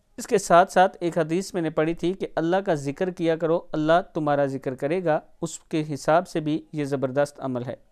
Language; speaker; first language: Urdu; non-native, local second language; Punjabi